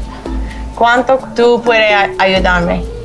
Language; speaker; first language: Spanish; non-native, learner; English